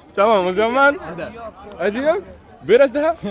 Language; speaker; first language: Turkish; non-native, learner; Arabic